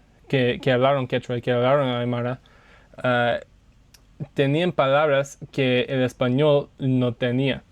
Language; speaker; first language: Spanish; non-native, learner; English